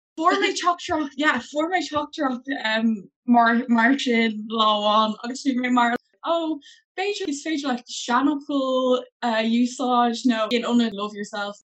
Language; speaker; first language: Irish; non-native, local second language; English